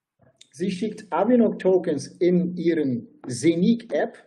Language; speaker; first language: German; non-native, fluent; Turkish